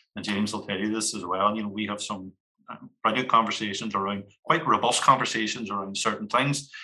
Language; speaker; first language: English; native; English